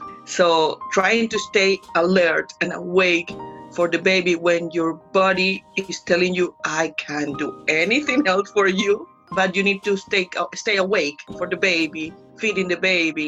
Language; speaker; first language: English; non-native, fluent; Spanish